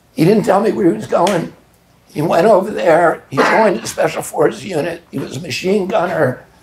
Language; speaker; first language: English; native; English